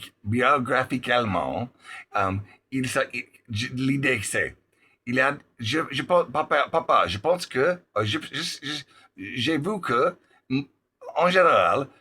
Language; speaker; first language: French; non-native, learner; English